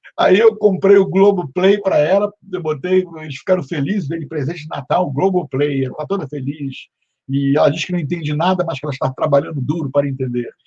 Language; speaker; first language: Portuguese; native; Portuguese